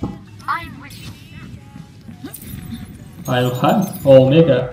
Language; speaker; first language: English; non-native, learner; Russian